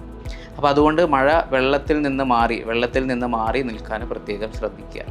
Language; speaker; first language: Malayalam; native; Malayalam